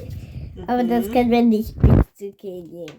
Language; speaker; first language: German; early bilingual, other home language; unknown